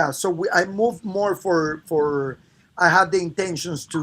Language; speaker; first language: English; non-native, fluent; Spanish